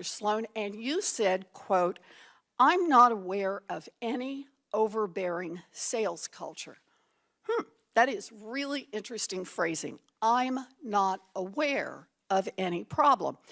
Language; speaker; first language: English; native; English